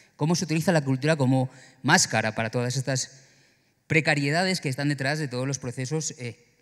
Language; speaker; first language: Spanish; native; Spanish